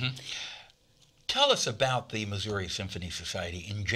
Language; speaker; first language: English; native; English